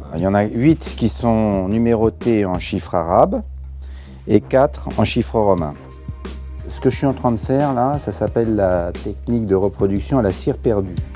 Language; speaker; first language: French; native; French